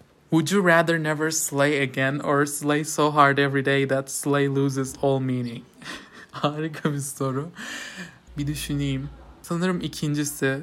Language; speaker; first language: English; non-native, fluent; Turkish